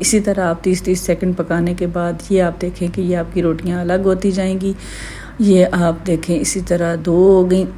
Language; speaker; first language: Urdu; native; Urdu